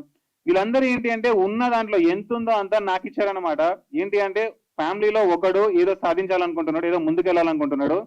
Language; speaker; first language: Telugu; native; Telugu